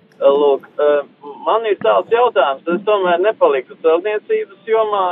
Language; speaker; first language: Latvian; native; Latvian